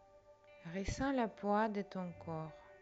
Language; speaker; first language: French; non-native, fluent; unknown